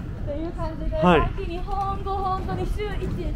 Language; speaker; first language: Japanese; non-native, fluent; Chinese